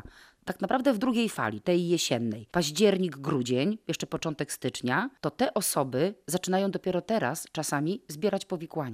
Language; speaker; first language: Polish; native; Polish